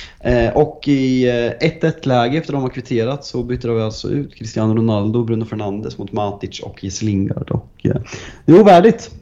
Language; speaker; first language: Swedish; native; Swedish